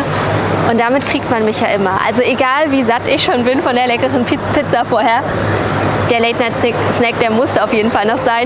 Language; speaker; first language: German; native; German